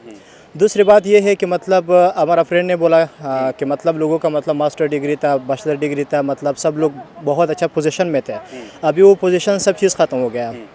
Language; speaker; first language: Hindi; non-native, fluent; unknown